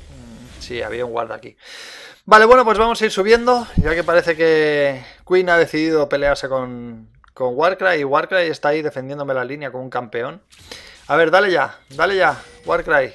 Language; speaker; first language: Spanish; native; Spanish